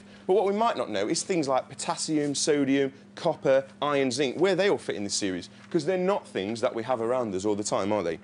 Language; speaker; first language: English; native; English